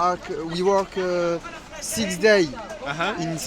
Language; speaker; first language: English; non-native, learner; French